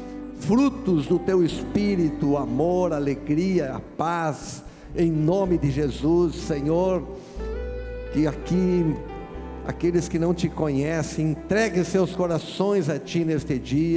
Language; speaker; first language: Portuguese; native; Portuguese